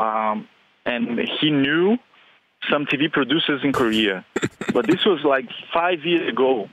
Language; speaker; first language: English; non-native, fluent; Portuguese